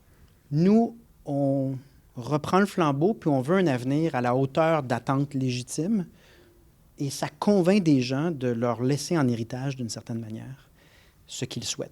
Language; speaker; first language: French; native; French